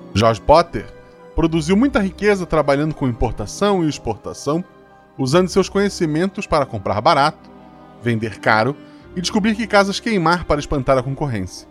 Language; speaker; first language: Portuguese; native; Portuguese